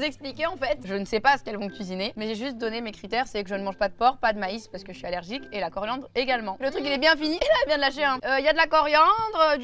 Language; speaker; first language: French; native; French